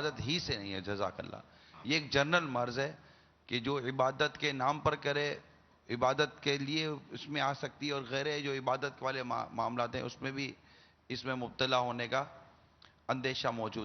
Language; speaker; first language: Urdu; native; Urdu